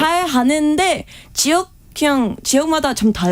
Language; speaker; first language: Korean; non-native, fluent; English